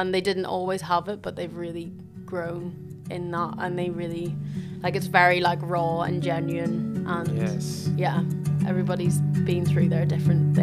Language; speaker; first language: English; native; English